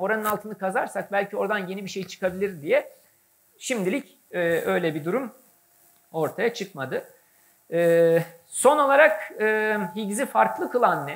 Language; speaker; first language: Turkish; native; Turkish